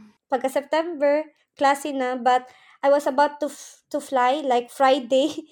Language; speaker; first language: English; non-native, local second language; Surigaonon